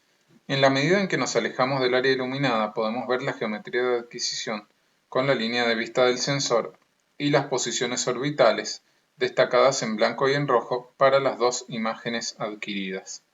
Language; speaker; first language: Spanish; native; Spanish